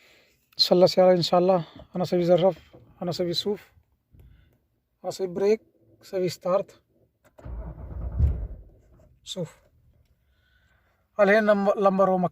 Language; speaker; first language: Arabic; non-native, learner; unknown